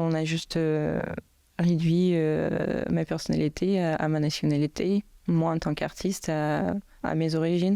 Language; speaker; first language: French; non-native, fluent; Russian